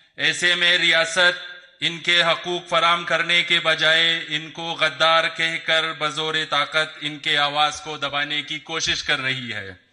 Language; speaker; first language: Urdu; non-native, local second language; Hazaragi